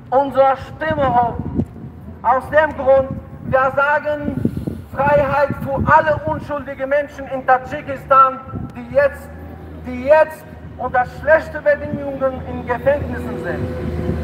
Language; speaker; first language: German; non-native, fluent; Tajik